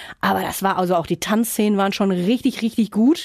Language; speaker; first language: German; native; German